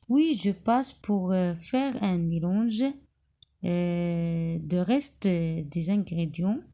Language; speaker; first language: French; non-native, local second language; Arabic